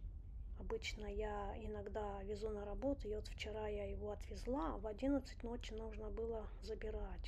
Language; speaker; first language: Russian; non-native, local second language; Romanian